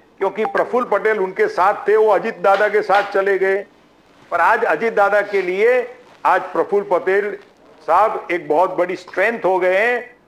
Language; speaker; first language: Hindi; non-native, local second language; Gujarati